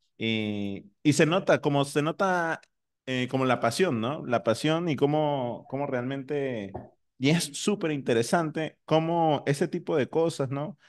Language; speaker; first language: Spanish; native; Spanish